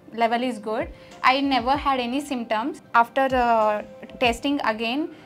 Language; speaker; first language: English; non-native, local second language; Telugu